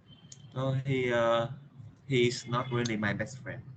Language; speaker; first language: English; non-native, learner; Vietnamese